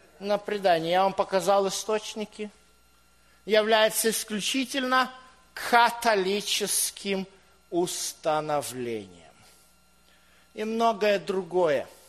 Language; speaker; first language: Russian; native; Russian